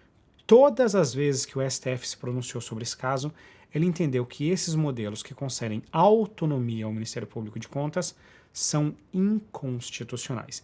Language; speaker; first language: Portuguese; native; Portuguese